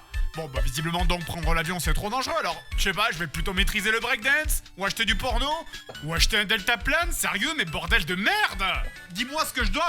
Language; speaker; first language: French; native; French